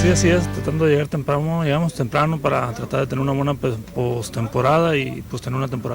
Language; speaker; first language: Spanish; native; Spanish